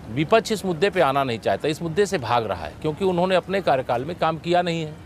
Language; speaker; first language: Hindi; native; Hindi